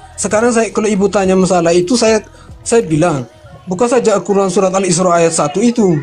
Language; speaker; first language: Indonesian; native; Indonesian